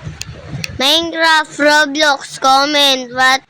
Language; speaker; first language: English; non-native, learner; Filipino